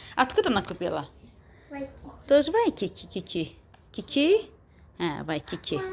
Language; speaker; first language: Russian; non-native, local second language; Azerbaijani